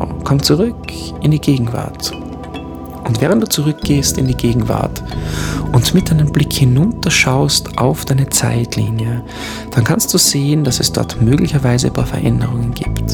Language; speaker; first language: German; native; German